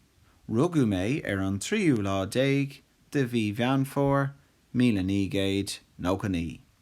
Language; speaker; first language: Irish; non-native, local second language; English